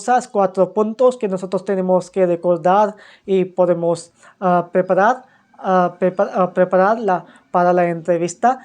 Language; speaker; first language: Spanish; non-native, fluent; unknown